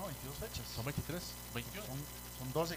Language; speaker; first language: Spanish; native; Spanish